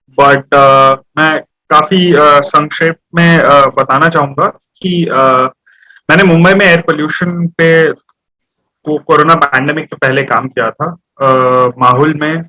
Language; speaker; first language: Hindi; non-native, local second language; Marathi